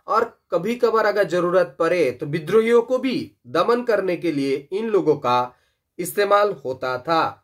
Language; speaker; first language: Hindi; non-native, local second language; Bangla